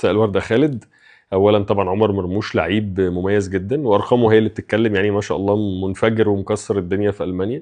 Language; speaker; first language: Arabic; native; Arabic